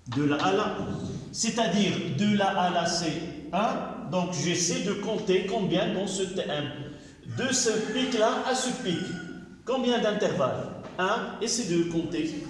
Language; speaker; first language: French; non-native, local second language; Arabic